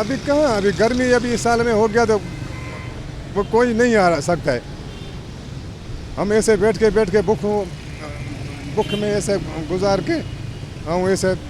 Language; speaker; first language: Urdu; non-native, local second language; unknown